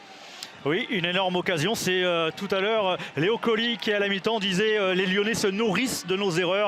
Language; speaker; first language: French; native; French